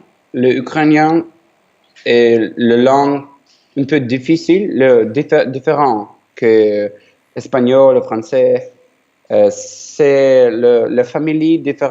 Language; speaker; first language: French; non-native, learner; Ukrainian